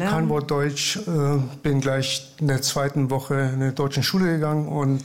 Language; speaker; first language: German; early bilingual, other home language; Persian